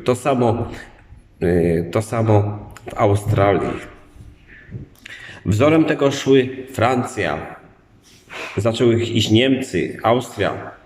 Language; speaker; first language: Polish; native; Polish